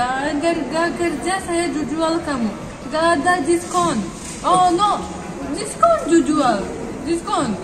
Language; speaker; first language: Indonesian; non-native, learner; Russian